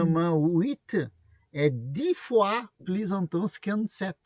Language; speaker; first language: French; non-native, learner; Portuguese